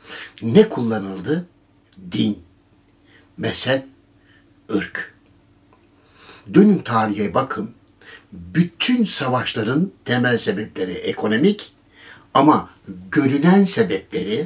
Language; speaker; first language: Turkish; native; Turkish